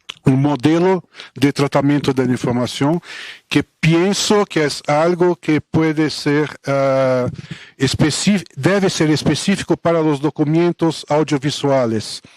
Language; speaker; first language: Spanish; non-native, fluent; Portuguese